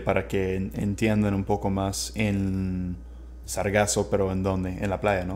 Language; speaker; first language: Spanish; non-native, fluent; English